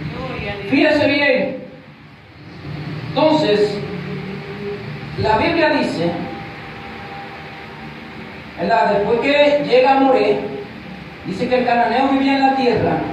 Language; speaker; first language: Spanish; native; Spanish